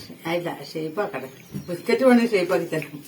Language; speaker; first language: Malayalam; native; Malayalam